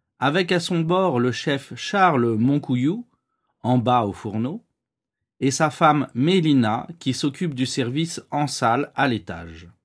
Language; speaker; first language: French; native; French